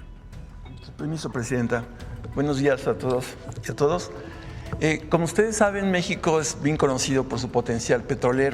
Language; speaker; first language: Spanish; native; Spanish